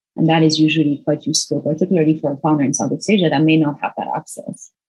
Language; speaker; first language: English; non-native, fluent; Arabic